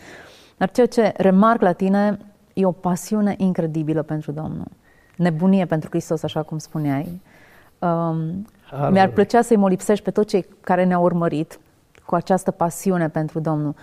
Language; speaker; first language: Romanian; native; Romanian